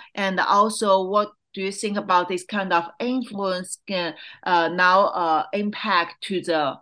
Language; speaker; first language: English; non-native, fluent; Chinese